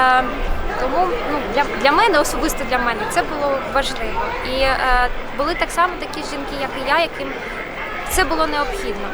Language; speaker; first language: Ukrainian; non-native, local second language; Russian